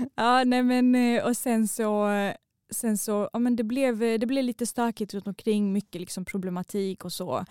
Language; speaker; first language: Swedish; early bilingual, other home language; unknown